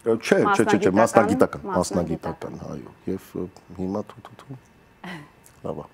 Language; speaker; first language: Armenian; early bilingual, heritage; Armenian